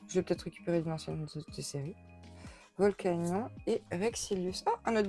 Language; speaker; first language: French; native; French